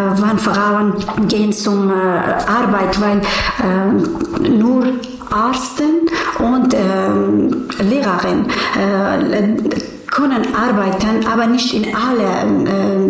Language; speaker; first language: German; non-native, learner; Persian